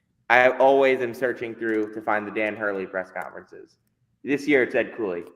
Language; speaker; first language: English; native; English